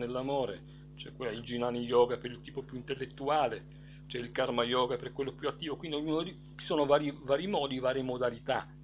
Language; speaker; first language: Italian; native; Italian